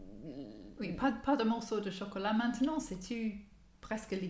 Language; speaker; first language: French; non-native, learner; English